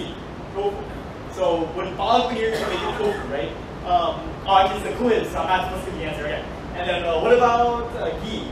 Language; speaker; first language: English; native; English